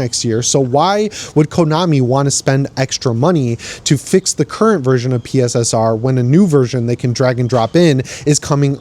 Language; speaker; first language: English; native; English